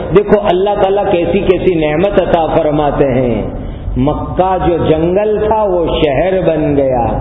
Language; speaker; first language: Urdu; non-native, local second language; Gujarati